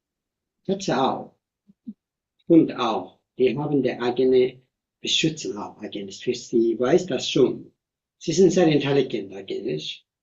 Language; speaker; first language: German; non-native, fluent; Tibetan